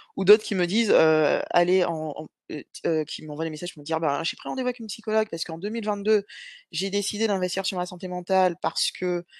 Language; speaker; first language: French; native; French